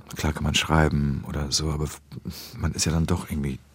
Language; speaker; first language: German; early bilingual, other home language; Polish